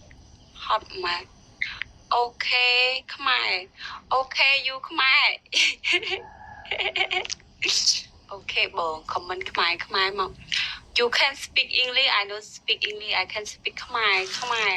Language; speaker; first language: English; non-native, learner; Khmer